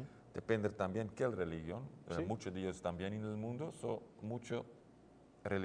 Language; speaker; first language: Spanish; non-native, learner; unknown